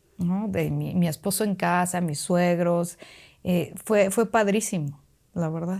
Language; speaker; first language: Spanish; early bilingual, other home language; Russian